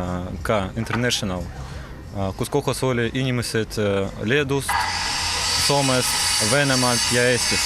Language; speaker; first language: Estonian; non-native, local second language; Russian